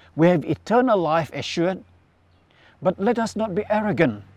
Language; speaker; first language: English; non-native, local second language; Iban